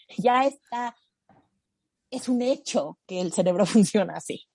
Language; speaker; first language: Spanish; native; Spanish